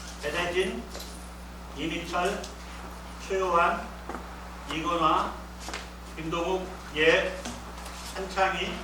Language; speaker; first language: Korean; native; Korean